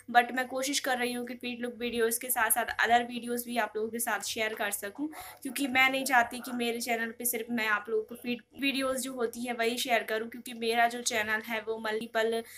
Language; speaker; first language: Hindi; native; Hindi